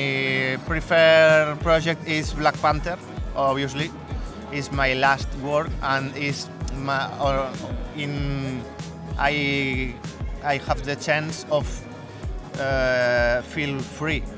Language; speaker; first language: English; non-native, learner; Spanish